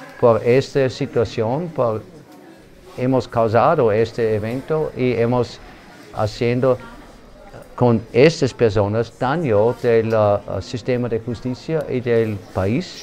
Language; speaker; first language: Spanish; non-native, learner; German